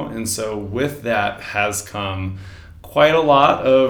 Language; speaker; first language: English; native; English